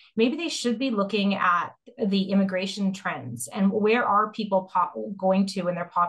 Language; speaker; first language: English; native; English